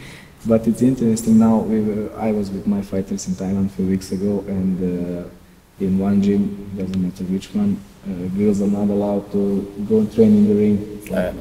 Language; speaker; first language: English; non-native, learner; Serbian